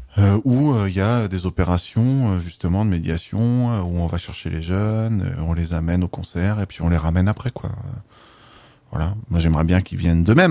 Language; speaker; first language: French; native; French